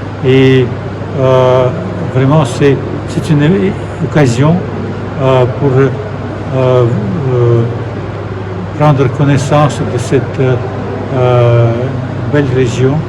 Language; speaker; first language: French; non-native, fluent; Russian